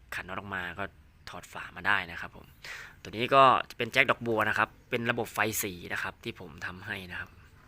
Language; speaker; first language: Thai; non-native, local second language; Northeastern Thai